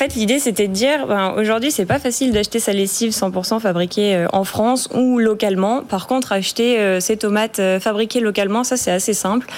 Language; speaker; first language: French; native; French